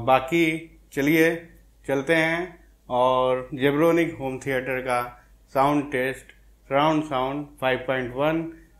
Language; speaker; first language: Hindi; native; Hindi